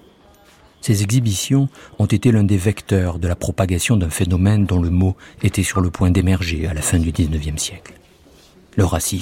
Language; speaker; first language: French; native; French